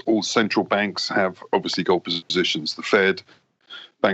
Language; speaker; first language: English; native; English